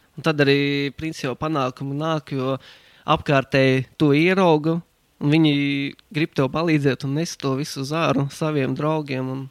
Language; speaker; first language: Latvian; native; Latvian